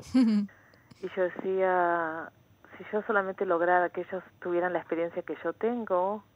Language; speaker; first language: Spanish; native; Spanish